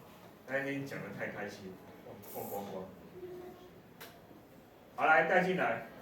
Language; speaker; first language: Chinese; native; Chinese